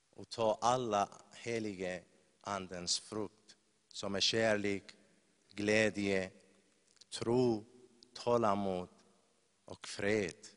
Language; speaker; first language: Swedish; non-native, fluent; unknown